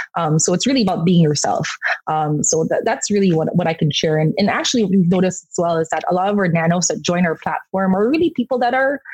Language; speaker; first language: English; non-native, local second language; Korean